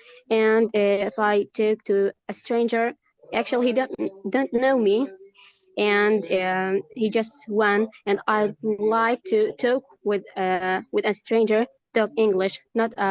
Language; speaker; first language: English; non-native, learner; Arabic